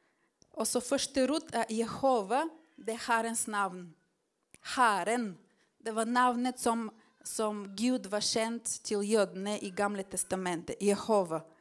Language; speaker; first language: Norwegian; non-native, fluent; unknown